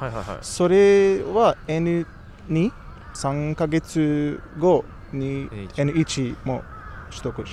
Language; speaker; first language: Japanese; non-native, fluent; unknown